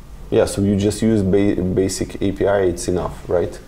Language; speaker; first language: English; non-native, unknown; Russian